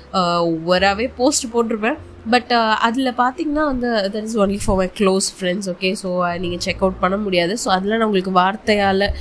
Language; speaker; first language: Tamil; native; Tamil